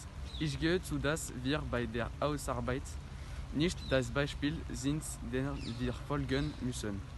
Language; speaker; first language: German; non-native, learner; French